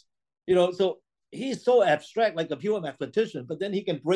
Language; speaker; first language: English; non-native, local second language; Cantonese